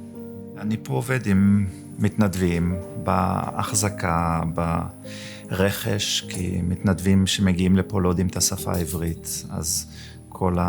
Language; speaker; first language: Hebrew; early bilingual, other home language; German